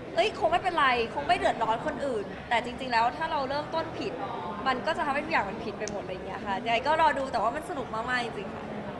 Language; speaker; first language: Thai; native; Thai